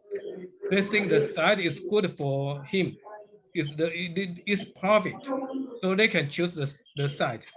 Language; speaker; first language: English; non-native, learner; Chinese